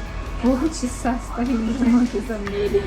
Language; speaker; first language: Russian; native; Russian